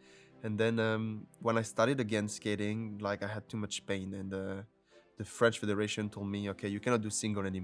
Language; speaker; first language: English; non-native, fluent; French